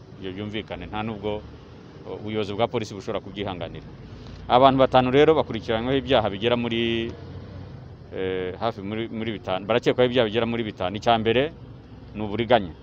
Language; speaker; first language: Kinyarwanda; native; Kinyarwanda